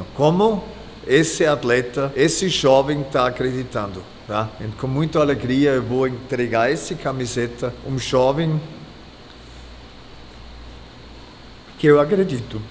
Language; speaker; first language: Portuguese; non-native, fluent; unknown